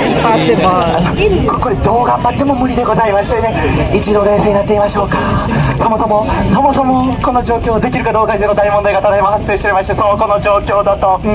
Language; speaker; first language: Japanese; native; Japanese